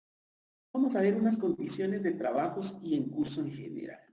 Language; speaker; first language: Spanish; native; Spanish